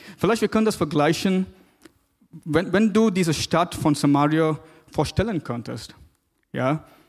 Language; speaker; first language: German; non-native, fluent; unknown